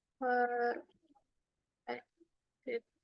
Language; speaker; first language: English; non-native, learner; Indonesian